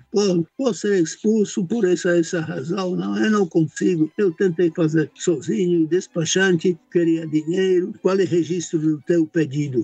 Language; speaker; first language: Portuguese; non-native, fluent; Czech